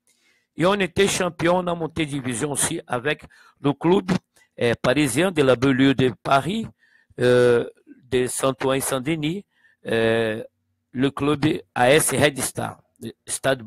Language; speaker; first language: French; non-native, fluent; Portuguese